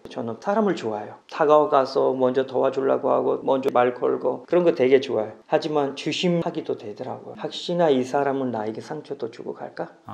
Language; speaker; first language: Korean; non-native, fluent; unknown